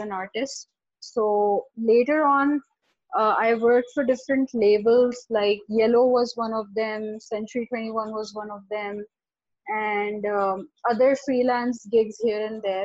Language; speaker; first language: English; non-native, local second language; Urdu